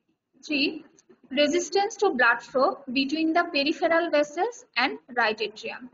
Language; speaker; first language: English; non-native, local second language; Bangla